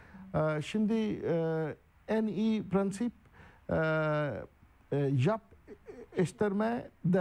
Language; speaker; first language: Turkish; non-native, learner; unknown